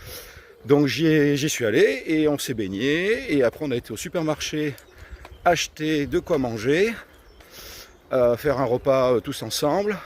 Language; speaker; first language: French; native; French